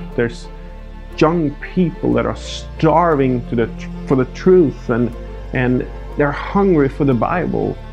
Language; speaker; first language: English; non-native, fluent; Swedish